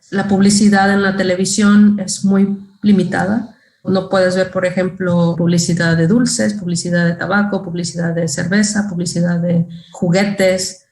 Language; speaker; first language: Spanish; native; Spanish